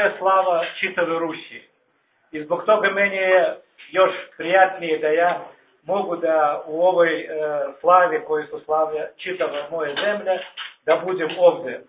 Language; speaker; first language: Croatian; non-native, learner; Russian